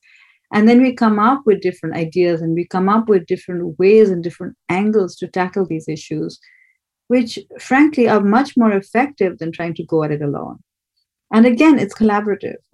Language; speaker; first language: English; non-native, local second language; Bangla